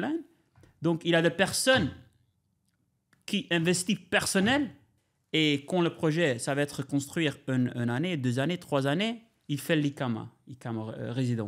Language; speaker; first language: French; non-native, learner; Albanian